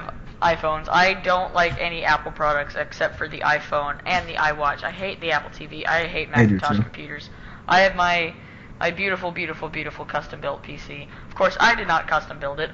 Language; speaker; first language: English; native; English